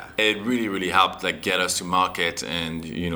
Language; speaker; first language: English; non-native, fluent; French